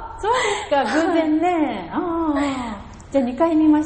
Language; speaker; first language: Japanese; native; Japanese